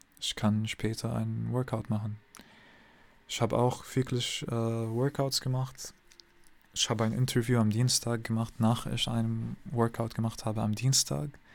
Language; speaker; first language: German; non-native, learner; English